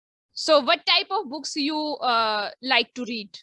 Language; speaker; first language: English; non-native, local second language; Hindi